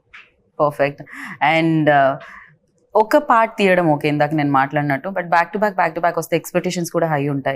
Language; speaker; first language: Telugu; native; Telugu